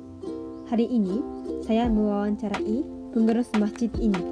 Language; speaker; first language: Indonesian; non-native, fluent; Japanese